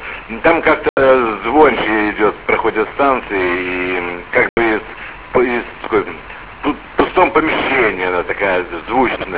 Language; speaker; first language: Russian; native; Russian